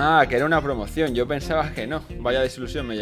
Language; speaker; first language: Spanish; native; Spanish